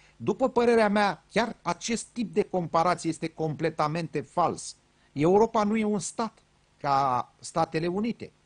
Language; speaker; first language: Romanian; native; Romanian